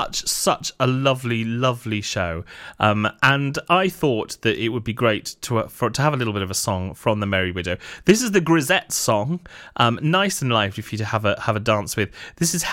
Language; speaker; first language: English; native; English